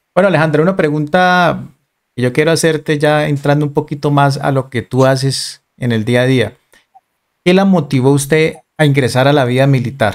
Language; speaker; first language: Spanish; native; Spanish